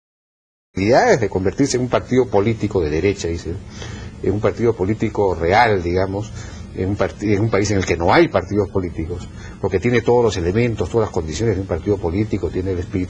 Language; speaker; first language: Spanish; native; Spanish